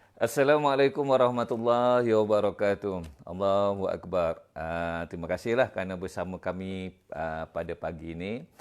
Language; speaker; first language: Malay; native; Malay